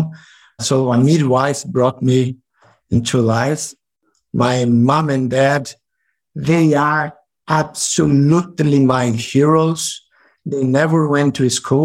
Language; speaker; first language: English; non-native, fluent; Portuguese